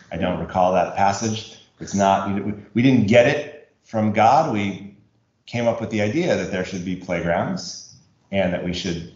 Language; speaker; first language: English; native; English